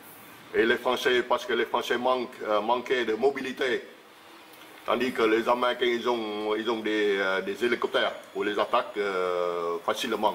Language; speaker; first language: French; non-native, fluent; Vietnamese